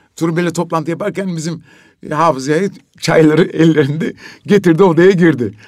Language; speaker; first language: Turkish; native; Turkish